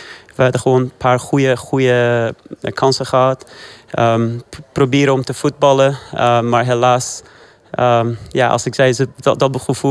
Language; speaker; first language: Dutch; non-native, fluent; Persian